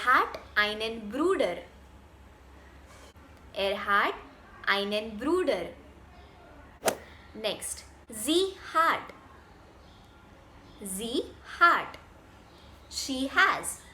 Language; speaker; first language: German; non-native, fluent; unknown